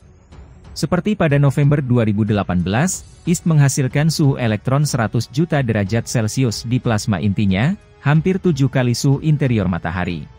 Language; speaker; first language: Indonesian; native; Indonesian